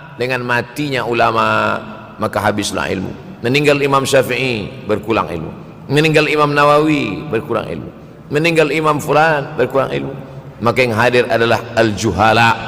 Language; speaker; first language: Malay; native; Malay